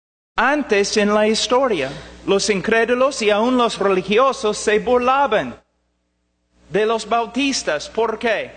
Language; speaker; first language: Spanish; non-native, fluent; English